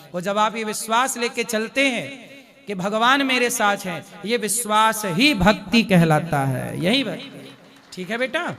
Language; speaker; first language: Hindi; native; Hindi